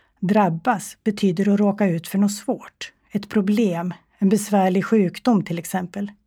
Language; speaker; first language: Swedish; native; Swedish